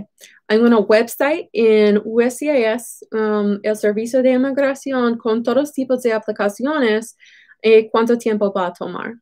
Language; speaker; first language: Spanish; non-native, fluent; English